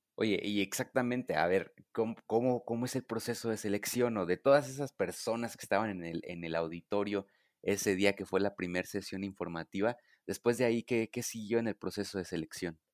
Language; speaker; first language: Spanish; native; Spanish